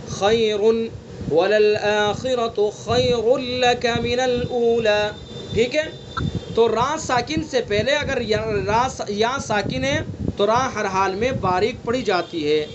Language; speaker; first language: Urdu; native; Urdu